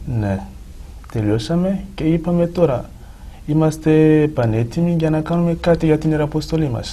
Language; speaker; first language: Greek; non-native, fluent; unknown